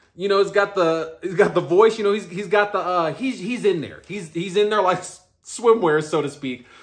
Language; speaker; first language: English; native; English